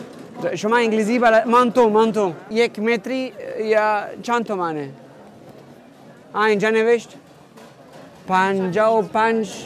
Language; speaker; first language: Persian; non-native, learner; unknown